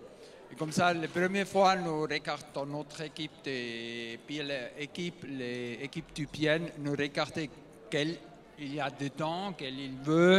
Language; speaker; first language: French; non-native, learner; German